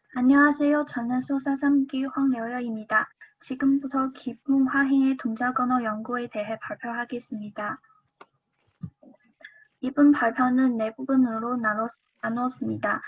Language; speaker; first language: Korean; non-native, fluent; Chinese